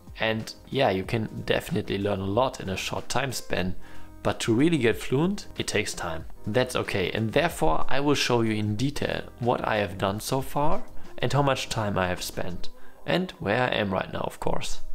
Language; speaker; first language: English; non-native, fluent; German